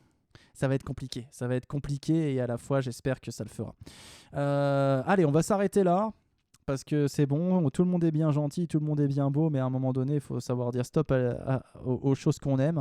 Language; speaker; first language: French; native; French